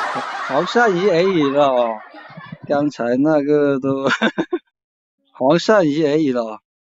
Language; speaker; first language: Chinese; native; Chinese